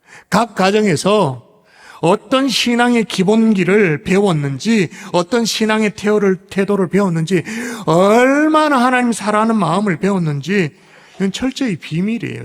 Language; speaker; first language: Korean; native; Korean